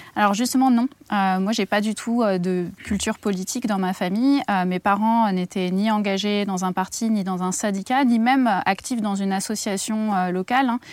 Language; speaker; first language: French; native; French